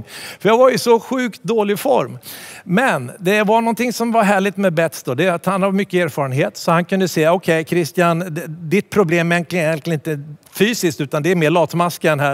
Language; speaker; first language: Swedish; native; Swedish